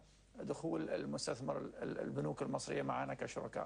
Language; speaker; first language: Arabic; native; Arabic